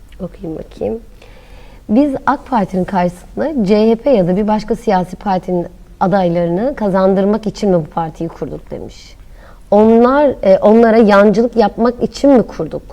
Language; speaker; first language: Turkish; native; Turkish